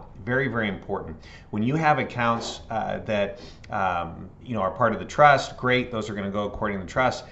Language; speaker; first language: English; native; English